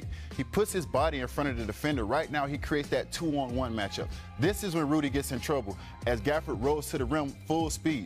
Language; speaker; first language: English; native; English